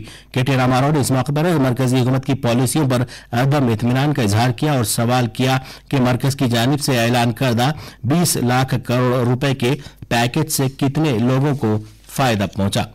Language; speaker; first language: Urdu; native; Urdu